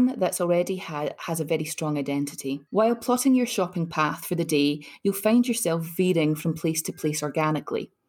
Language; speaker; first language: English; native; English